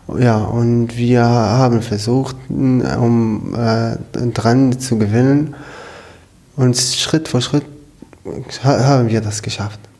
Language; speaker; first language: German; non-native, learner; Arabic